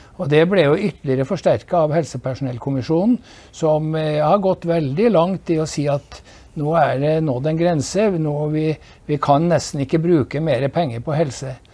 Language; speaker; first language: Norwegian; native; Norwegian